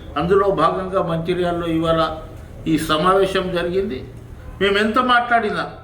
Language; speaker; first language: Telugu; non-native, local second language; Lambadi